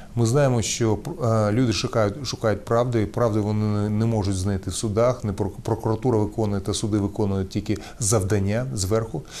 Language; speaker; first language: Ukrainian; non-native, local second language; Russian